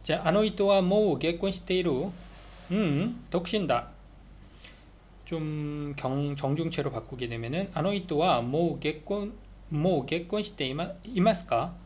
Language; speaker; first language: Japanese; non-native, learner; Korean